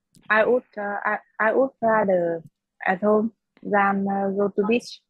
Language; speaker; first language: English; non-native, learner; Vietnamese